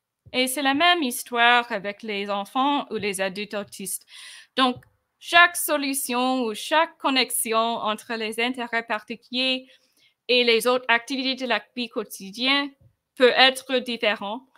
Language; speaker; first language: French; non-native, fluent; English